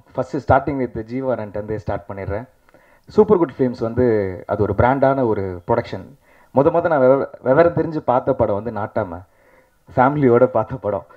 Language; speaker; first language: Tamil; native; Tamil